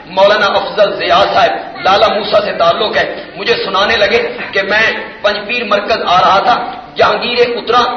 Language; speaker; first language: Urdu; non-native, local second language; Punjabi